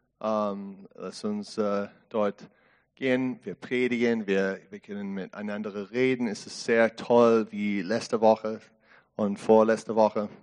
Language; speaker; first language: German; non-native, learner; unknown